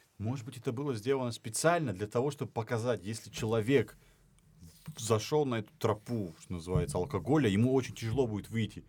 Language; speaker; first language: Russian; non-native, local second language; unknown